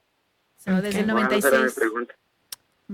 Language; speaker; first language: Spanish; native; Spanish